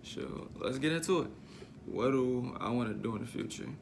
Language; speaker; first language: English; native; English